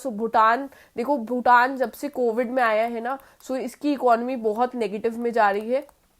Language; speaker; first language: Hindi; native; Hindi